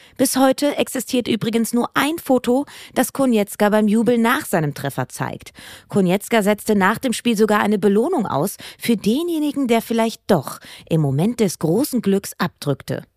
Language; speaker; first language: German; native; German